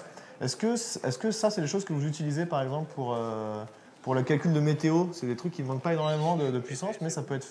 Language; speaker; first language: French; native; French